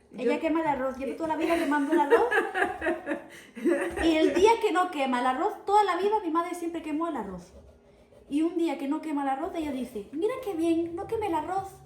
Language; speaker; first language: Spanish; early bilingual, other home language; Portuguese